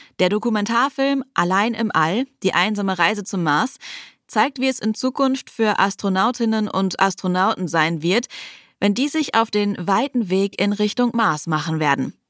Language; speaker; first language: German; native; German